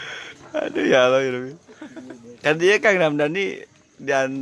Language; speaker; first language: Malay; non-native, local second language; Sundanese